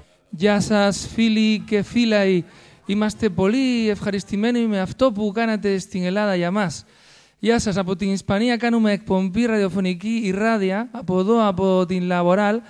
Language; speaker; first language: Greek; non-native, learner; Spanish